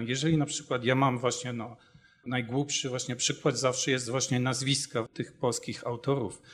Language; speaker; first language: Polish; non-native, fluent; German